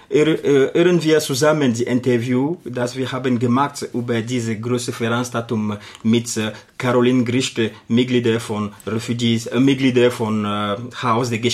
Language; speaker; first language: German; non-native, learner; Arabic